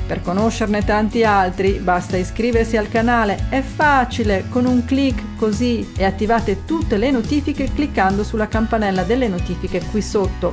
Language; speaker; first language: Italian; native; Italian